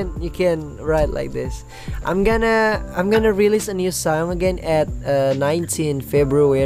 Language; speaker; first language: English; non-native, learner; Indonesian